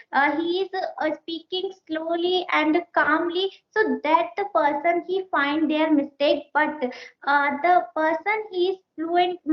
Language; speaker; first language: English; non-native, learner; Hindi